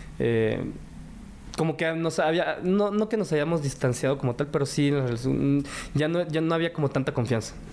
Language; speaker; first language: Spanish; early bilingual, other home language; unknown